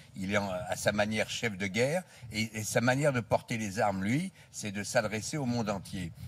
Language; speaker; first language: French; native; French